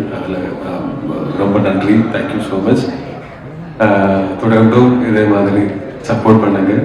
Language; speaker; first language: Tamil; non-native, fluent; Malayalam